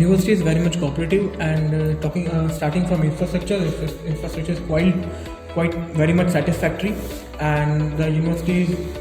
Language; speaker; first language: English; non-native, local second language; Gujarati